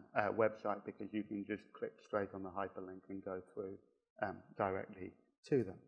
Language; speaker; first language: English; native; English